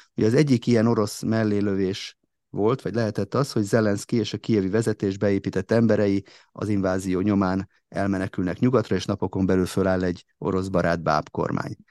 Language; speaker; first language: Hungarian; native; Hungarian